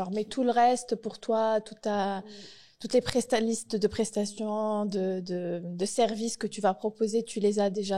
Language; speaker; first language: French; native; French